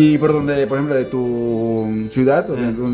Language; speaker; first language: Spanish; native; Spanish